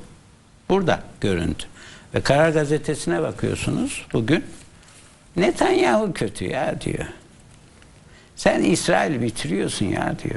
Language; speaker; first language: Turkish; native; Turkish